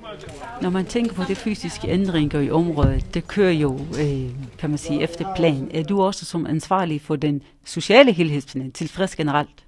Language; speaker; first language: Danish; native; Danish